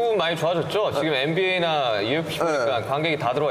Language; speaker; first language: Korean; native; Korean